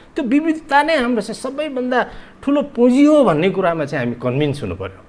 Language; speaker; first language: Nepali; non-native, local second language; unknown